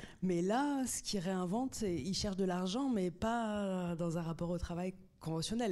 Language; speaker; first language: French; native; French